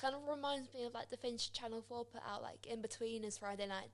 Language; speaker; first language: English; native; English